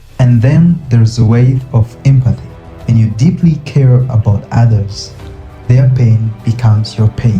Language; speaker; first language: English; non-native, local second language; Kinyarwanda